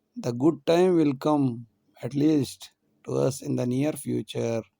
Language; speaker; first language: English; non-native, local second language; Kannada